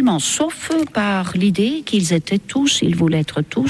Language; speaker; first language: French; non-native, fluent; Estonian